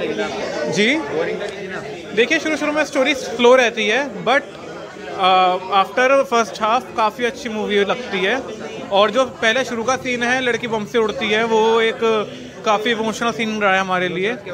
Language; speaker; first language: Hindi; native; Hindi